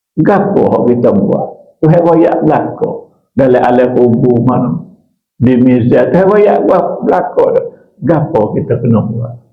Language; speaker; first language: Malay; native; Malay